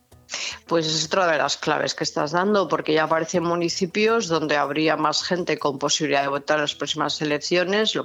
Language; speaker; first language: Spanish; native; Spanish